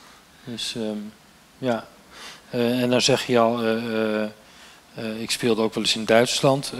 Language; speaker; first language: Dutch; native; Dutch